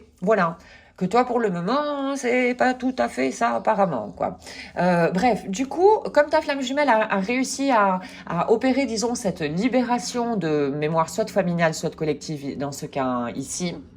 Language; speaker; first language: French; native; French